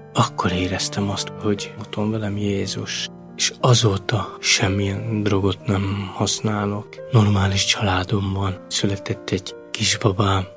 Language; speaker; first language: Hungarian; non-native, local second language; Romany